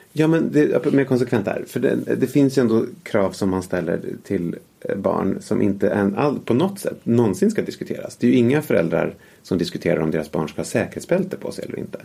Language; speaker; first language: Swedish; native; Swedish